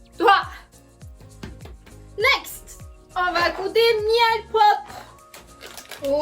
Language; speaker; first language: French; non-native, learner; Chinese